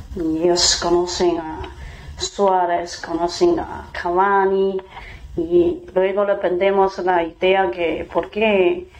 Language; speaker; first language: Spanish; non-native, fluent; Chinese